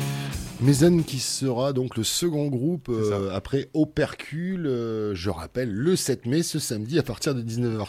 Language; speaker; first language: French; native; French